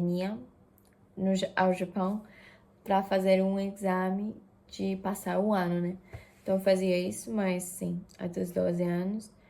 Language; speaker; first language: Portuguese; non-native, fluent; Japanese